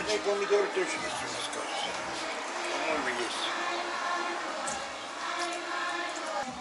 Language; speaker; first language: Russian; non-native, local second language; Azerbaijani